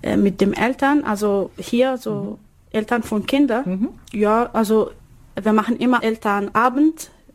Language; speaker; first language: German; non-native, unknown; Arabic